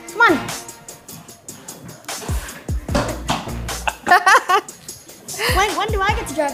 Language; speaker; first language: English; native; English